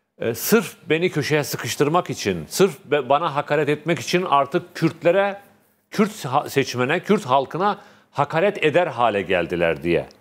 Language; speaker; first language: Turkish; native; Turkish